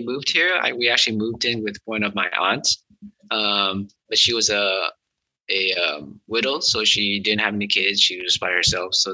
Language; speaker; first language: English; early bilingual, other home language; Vietnamese